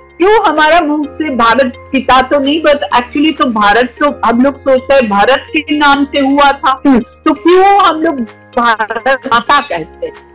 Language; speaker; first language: Hindi; non-native, local second language; Bangla